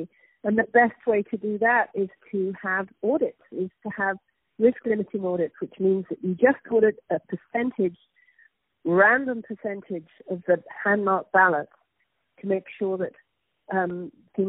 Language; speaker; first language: English; native; English